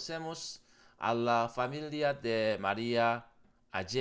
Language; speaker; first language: Spanish; non-native, learner; Korean